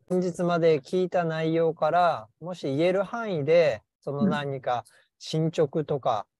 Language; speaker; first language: Japanese; native; Japanese